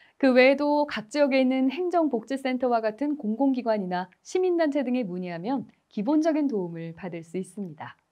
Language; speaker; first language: Korean; native; Korean